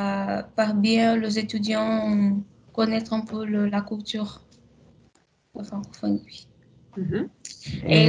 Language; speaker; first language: French; non-native, learner; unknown